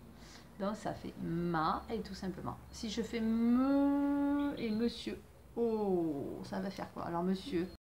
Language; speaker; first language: French; native; French